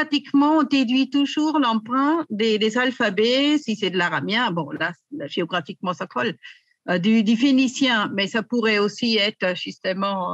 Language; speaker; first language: French; native; French